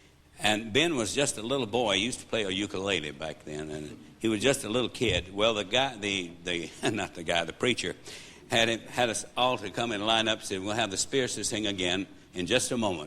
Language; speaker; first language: English; native; English